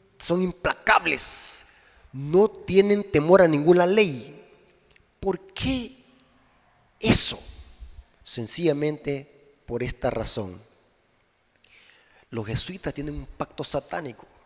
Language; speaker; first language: Spanish; native; Spanish